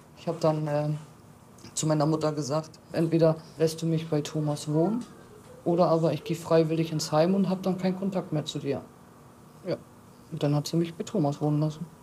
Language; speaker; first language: German; native; German